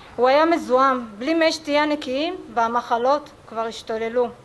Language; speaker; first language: Hebrew; early bilingual, other home language; Amharic